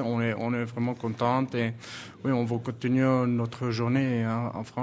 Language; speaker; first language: French; non-native, learner; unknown